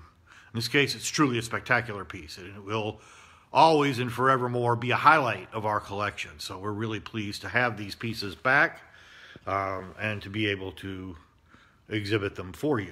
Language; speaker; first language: English; native; English